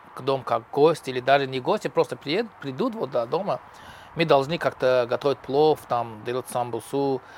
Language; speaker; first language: Russian; non-native, local second language; Tajik